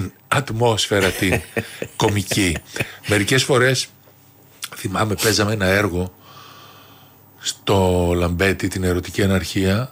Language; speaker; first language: Greek; native; Greek